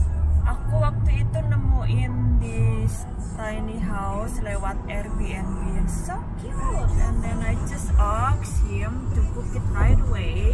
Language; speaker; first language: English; non-native, fluent; Indonesian